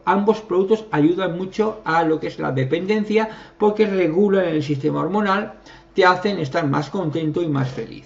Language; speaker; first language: Spanish; native; Spanish